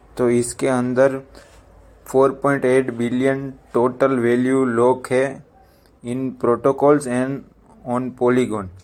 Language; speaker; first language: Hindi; non-native, local second language; Gujarati